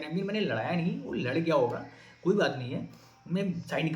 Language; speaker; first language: Hindi; native; Hindi